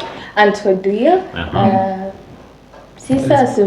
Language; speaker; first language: French; non-native, learner; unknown